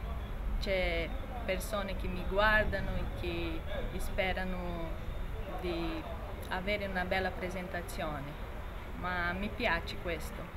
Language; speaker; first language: Italian; non-native, fluent; Portuguese